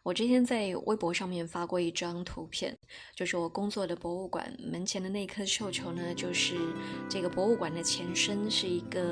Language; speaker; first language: Chinese; native; Chinese